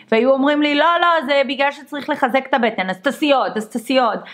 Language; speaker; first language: Hebrew; native; Hebrew